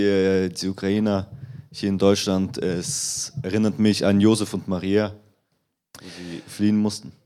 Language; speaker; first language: German; non-native, fluent; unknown